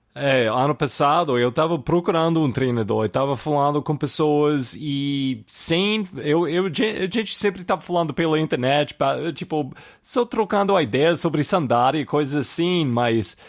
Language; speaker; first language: Portuguese; non-native, fluent; English